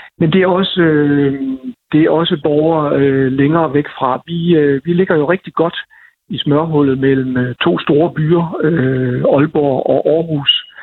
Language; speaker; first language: Danish; native; Danish